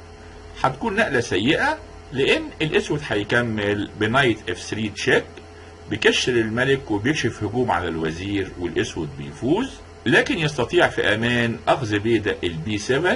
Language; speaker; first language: Arabic; native; Arabic